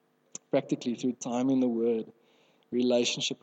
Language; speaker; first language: English; non-native, local second language; Afrikaans